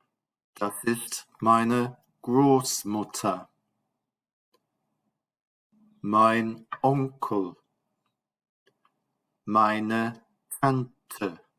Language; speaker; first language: German; non-native, fluent; English